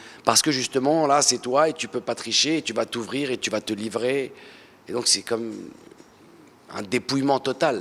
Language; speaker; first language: French; early bilingual, other home language; Arabic